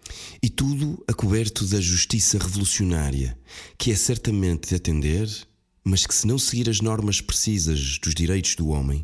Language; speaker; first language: Portuguese; native; Portuguese